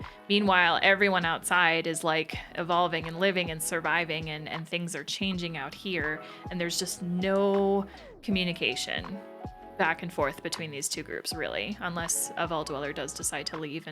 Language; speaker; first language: English; native; English